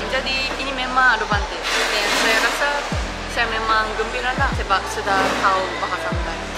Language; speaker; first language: Indonesian; non-native, fluent; Japanese